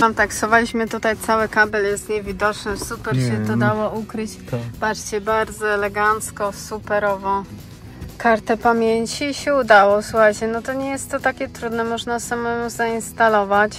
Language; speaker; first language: Polish; native; Polish